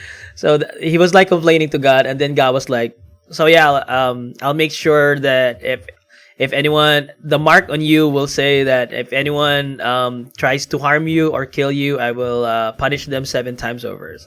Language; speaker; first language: English; non-native, local second language; Filipino